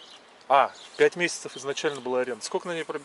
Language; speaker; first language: Russian; native; Russian